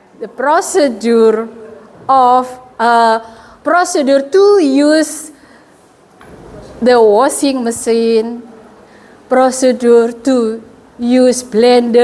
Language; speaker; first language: English; non-native, fluent; Indonesian